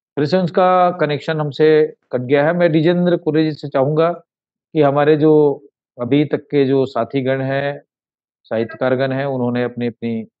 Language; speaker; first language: Hindi; native; Hindi